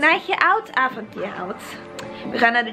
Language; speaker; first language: Dutch; non-native, learner; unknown